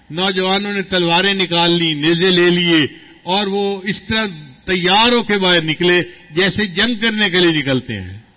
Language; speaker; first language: Urdu; non-native, local second language; Punjabi